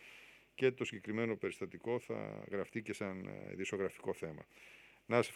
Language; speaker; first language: Greek; native; Greek